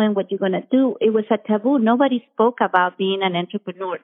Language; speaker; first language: English; non-native, fluent; Spanish